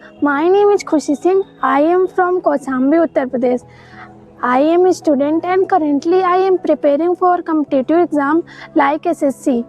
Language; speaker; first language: English; non-native, learner; Hindi